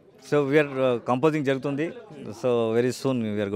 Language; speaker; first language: Telugu; non-native, learner; Kannada